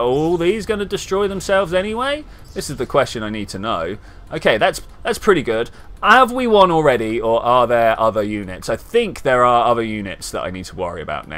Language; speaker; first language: English; native; English